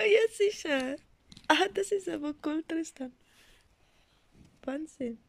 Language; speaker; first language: German; non-native, learner; Filipino